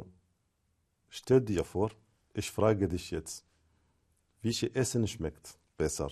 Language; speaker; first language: German; non-native, fluent; Arabic